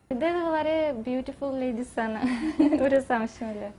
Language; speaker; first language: Malayalam; non-native, fluent; Russian